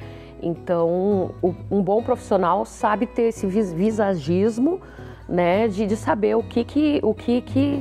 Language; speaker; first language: Portuguese; native; Portuguese